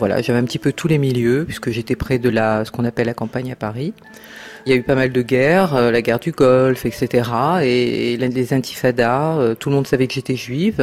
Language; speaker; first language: French; native; French